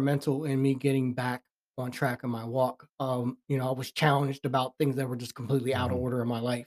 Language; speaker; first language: English; native; English